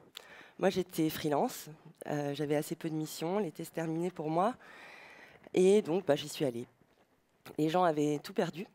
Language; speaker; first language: French; native; French